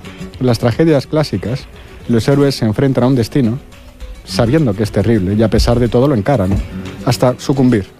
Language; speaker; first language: Spanish; native; Spanish